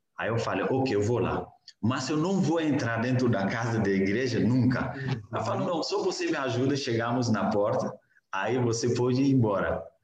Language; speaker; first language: Portuguese; non-native, fluent; Hausa